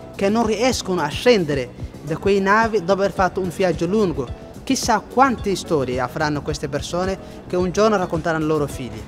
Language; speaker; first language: Italian; non-native, fluent; Somali